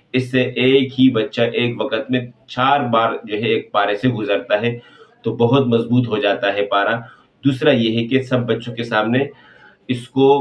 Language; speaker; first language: Urdu; non-native, local second language; Pashto